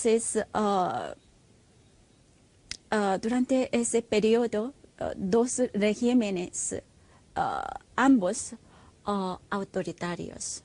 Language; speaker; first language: Spanish; non-native, fluent; Korean